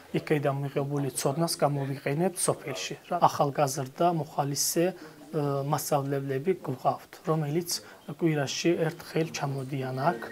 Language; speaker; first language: Georgian; non-native, local second language; Azerbaijani